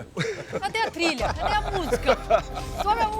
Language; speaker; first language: Portuguese; native; Portuguese